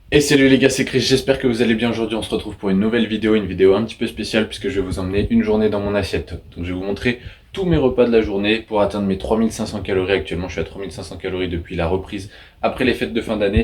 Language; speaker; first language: French; native; French